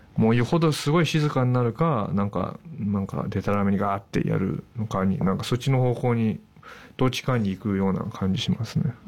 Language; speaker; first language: Japanese; early bilingual, heritage; Japanese